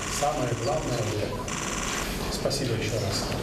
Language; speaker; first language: Russian; non-native, local second language; Kyrgyz